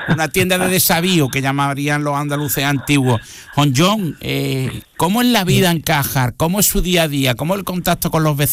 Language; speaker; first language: Spanish; native; Spanish